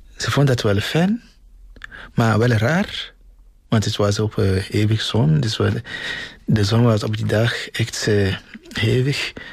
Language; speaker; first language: Dutch; non-native, fluent; Ewe